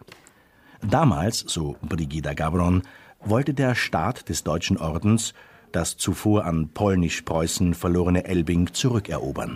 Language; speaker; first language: German; native; German